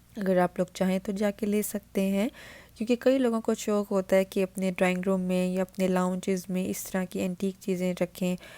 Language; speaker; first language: Urdu; native; Urdu